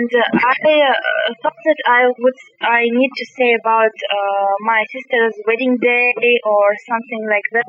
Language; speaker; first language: English; non-native, fluent; Kazakh